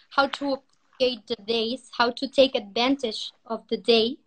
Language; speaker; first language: English; non-native, learner; Spanish